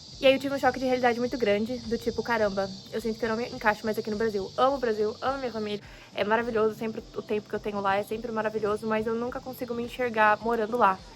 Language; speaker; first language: Portuguese; native; Portuguese